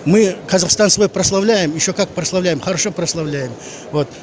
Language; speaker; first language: Russian; non-native, local second language; Kazakh